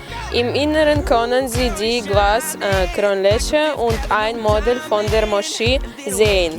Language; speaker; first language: German; non-native, learner; Russian